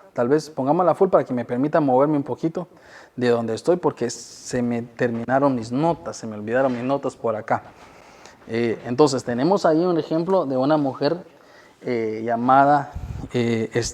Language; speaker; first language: Spanish; native; Spanish